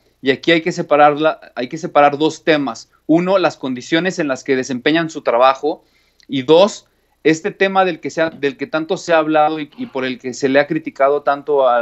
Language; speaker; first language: Spanish; native; Spanish